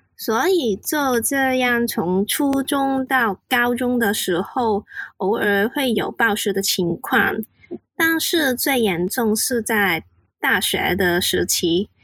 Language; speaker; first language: Chinese; non-native, local second language; Cantonese